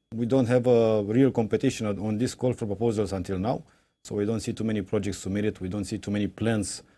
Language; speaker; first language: English; non-native, fluent; Romanian